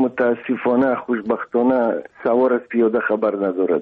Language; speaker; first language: Persian; non-native, local second language; Russian